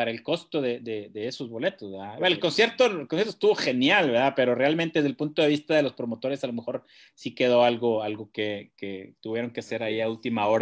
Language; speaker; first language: Spanish; native; Spanish